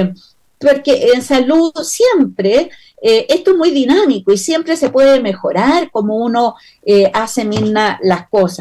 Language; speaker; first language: Spanish; native; Spanish